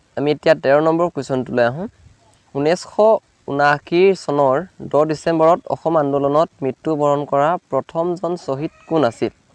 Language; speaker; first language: Assamese; native; Assamese